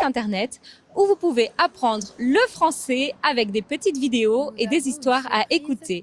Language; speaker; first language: French; native; French